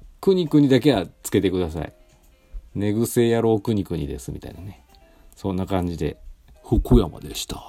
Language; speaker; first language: Japanese; native; Japanese